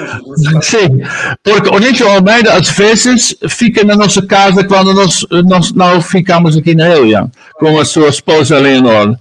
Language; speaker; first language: Portuguese; non-native, learner; Dutch